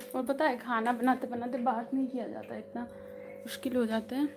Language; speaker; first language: Hindi; non-native, local second language; Bangla